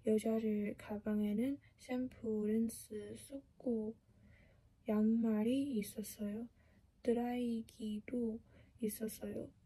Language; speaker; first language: Korean; non-native, learner; Chinese